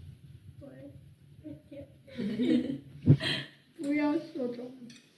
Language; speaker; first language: Chinese; non-native, learner; English